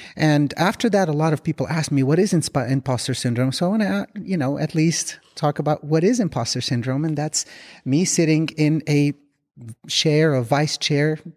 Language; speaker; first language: English; non-native, fluent; Arabic